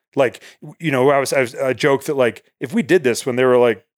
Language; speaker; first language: English; native; English